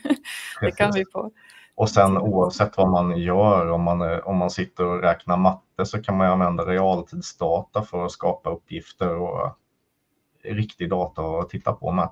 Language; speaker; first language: Swedish; native; Swedish